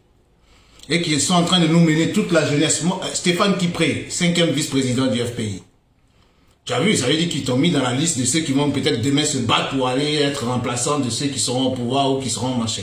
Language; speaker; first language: French; native; French